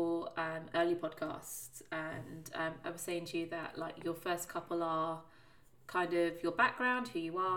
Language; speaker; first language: English; native; English